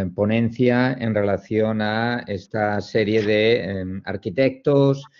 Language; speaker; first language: Spanish; non-native, local second language; Catalan